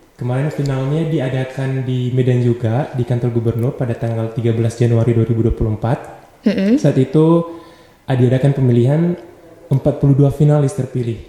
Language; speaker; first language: Indonesian; non-native, local second language; Nias